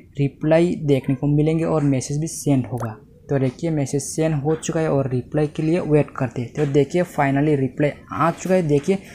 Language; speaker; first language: Hindi; native; Hindi